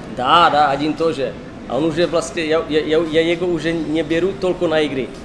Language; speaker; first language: Russian; non-native, learner; Czech